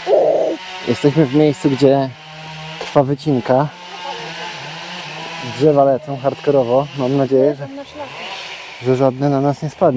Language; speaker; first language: Polish; native; Polish